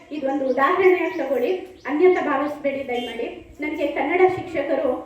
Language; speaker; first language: Kannada; non-native, local second language; Urdu